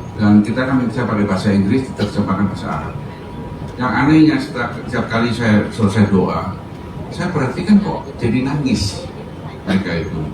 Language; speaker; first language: Indonesian; native; Indonesian